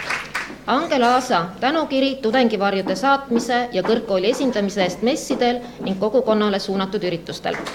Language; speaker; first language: Estonian; native; Estonian